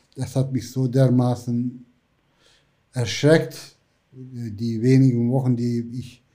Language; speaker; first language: German; non-native, fluent; Turkish